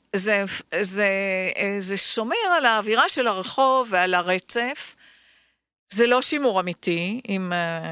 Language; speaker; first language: Hebrew; native; Hebrew